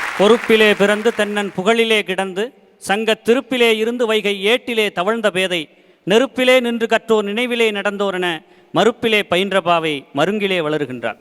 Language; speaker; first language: Tamil; native; Tamil